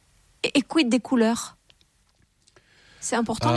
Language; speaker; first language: French; native; French